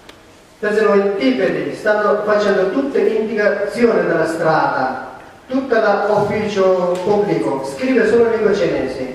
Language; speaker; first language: Italian; non-native, learner; Tibetan